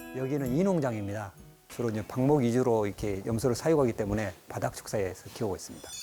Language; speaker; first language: Korean; native; Korean